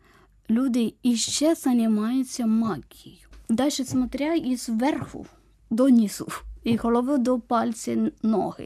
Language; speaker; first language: Ukrainian; non-native, fluent; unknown